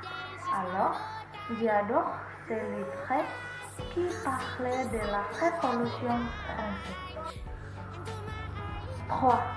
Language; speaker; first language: French; non-native, learner; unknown